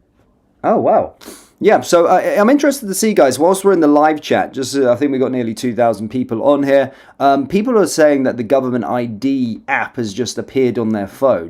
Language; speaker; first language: English; native; English